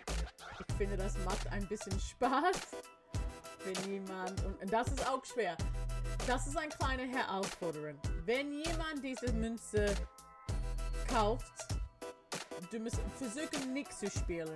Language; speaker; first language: German; non-native, learner; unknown